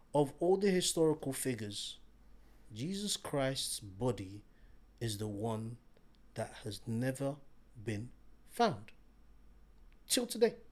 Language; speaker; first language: English; native; English